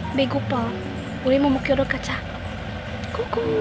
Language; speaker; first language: Korean; non-native, learner; Cebuano